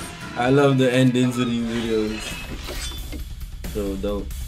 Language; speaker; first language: English; native; English